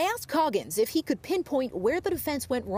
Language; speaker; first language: English; native; English